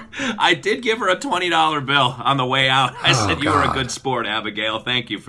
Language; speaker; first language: English; native; English